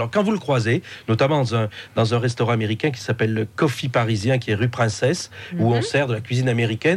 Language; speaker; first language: French; native; French